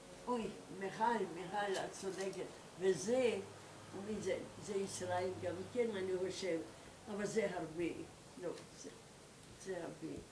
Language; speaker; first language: Hebrew; non-native, learner; German